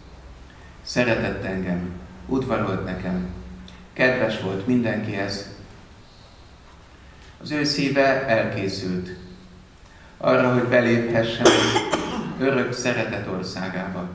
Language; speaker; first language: Hungarian; native; Hungarian